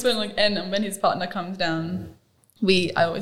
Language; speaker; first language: English; non-native, local second language; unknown